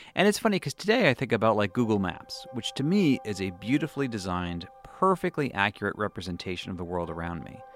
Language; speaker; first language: English; native; English